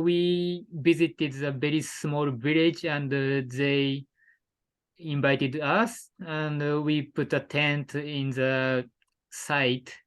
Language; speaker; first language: English; non-native, learner; Japanese